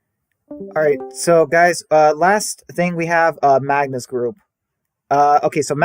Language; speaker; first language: English; native; English